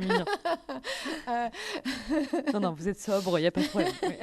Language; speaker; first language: French; native; French